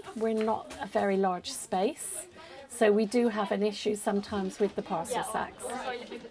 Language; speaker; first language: English; native; English